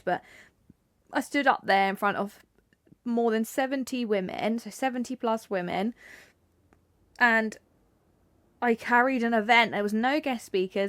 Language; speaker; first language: English; native; English